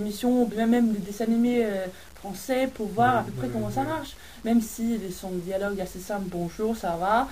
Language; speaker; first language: French; non-native, fluent; Swedish